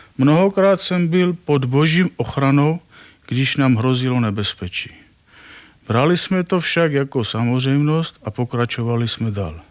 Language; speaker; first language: Czech; non-native, fluent; Armenian